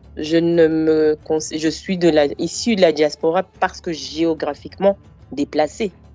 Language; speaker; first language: French; native; French